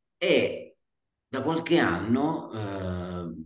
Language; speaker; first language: Italian; native; Italian